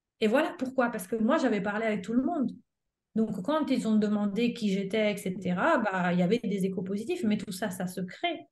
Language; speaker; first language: French; non-native, fluent; Italian